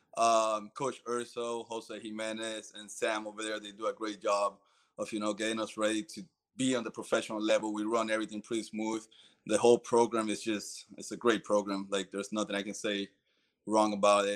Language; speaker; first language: English; early bilingual, other home language; Spanish